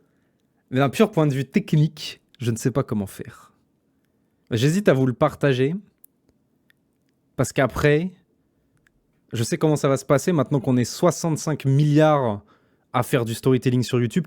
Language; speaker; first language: French; native; French